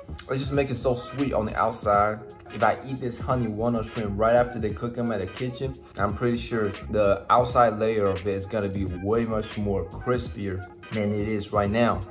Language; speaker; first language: English; non-native, fluent; Chinese